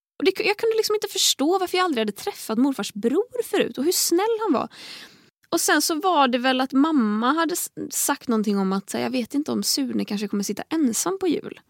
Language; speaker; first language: Swedish; native; Swedish